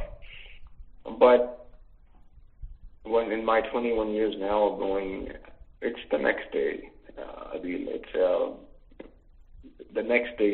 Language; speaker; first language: English; native; English